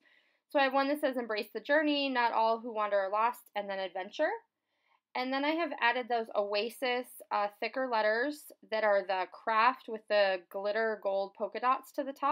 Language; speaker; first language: English; native; English